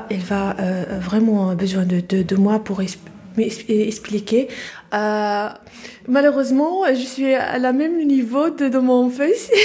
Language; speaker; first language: French; non-native, learner; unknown